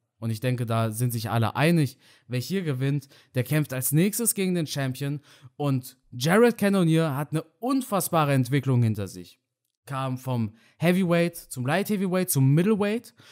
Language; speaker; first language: German; native; German